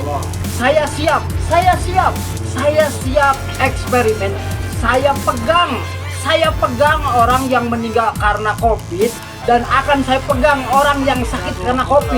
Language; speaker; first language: Indonesian; non-native, local second language; Sundanese